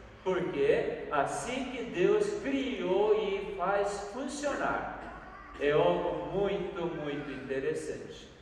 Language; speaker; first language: Portuguese; non-native, fluent; Korean